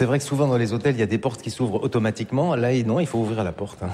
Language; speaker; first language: French; native; French